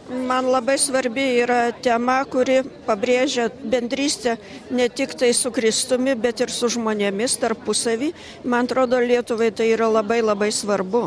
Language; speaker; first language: Lithuanian; native; Lithuanian